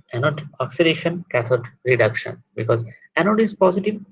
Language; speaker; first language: English; non-native, local second language; Bangla